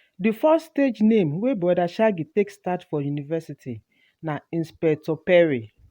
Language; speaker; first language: Nigerian Pidgin; native; Nigerian Pidgin